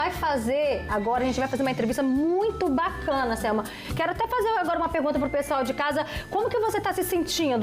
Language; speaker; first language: Portuguese; native; Portuguese